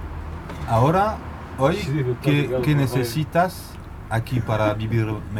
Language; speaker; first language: Spanish; non-native, learner; French